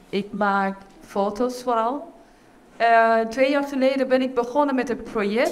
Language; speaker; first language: Dutch; non-native, learner; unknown